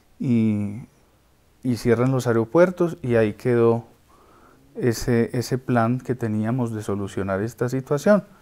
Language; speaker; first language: Spanish; native; Spanish